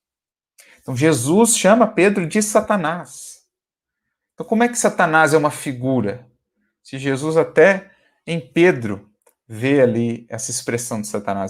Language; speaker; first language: Portuguese; native; Portuguese